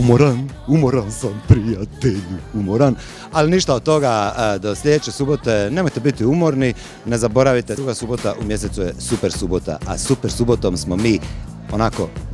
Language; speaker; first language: Croatian; native; Croatian